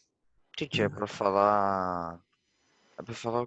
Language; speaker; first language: Portuguese; native; Portuguese